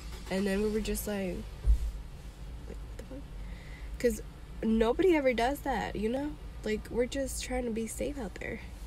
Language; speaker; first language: English; early bilingual, other home language; Spanish